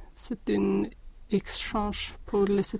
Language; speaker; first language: French; non-native, learner; Swedish